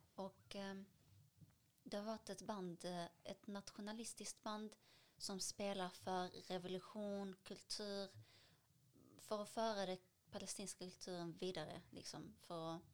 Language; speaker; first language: Swedish; early bilingual, other home language; Arabic